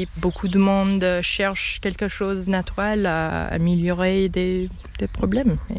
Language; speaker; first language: French; non-native, fluent; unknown